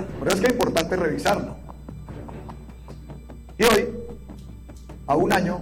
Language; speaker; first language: Spanish; native; Spanish